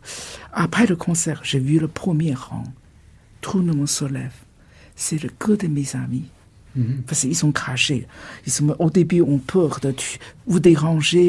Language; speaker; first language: French; non-native, fluent; Chinese